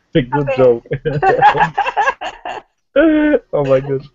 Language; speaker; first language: English; non-native, learner; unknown